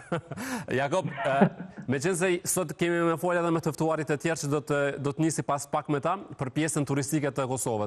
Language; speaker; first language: Albanian; native; Albanian